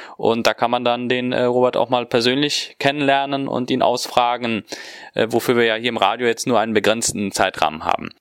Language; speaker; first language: German; early bilingual, heritage; German